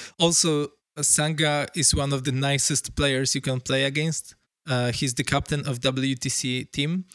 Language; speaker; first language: English; non-native, fluent; Polish